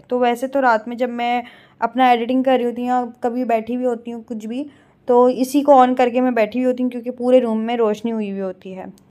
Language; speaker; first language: Urdu; native; Urdu